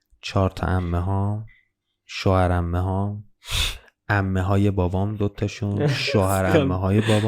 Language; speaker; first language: Persian; native; Persian